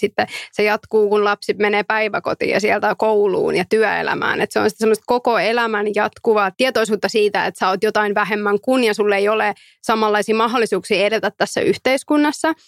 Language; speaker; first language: Finnish; early bilingual, other home language; Somali